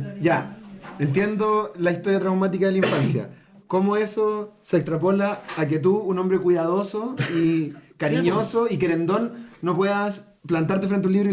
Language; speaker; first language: Spanish; native; Spanish